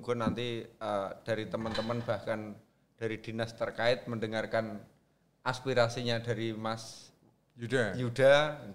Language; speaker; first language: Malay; non-native, local second language; Javanese